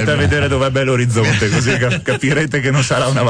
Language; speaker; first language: Italian; native; Italian